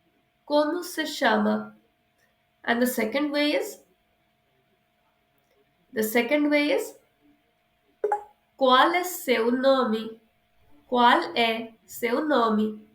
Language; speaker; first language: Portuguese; non-native, fluent; Hindi